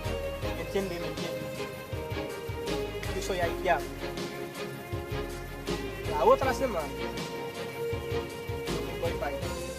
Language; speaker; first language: Spanish; non-native, learner; Haitian Creole